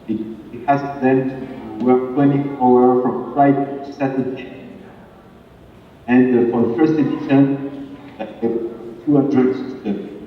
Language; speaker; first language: English; non-native, fluent; French